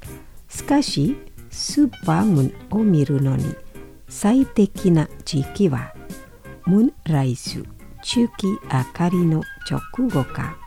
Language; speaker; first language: Japanese; non-native, fluent; Indonesian